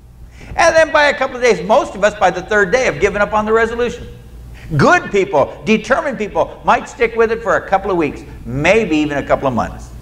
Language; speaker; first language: English; native; English